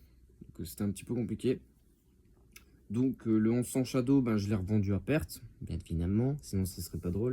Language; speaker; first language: French; native; French